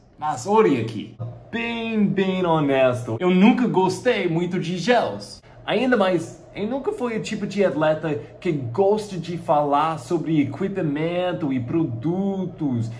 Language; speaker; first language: Portuguese; non-native, fluent; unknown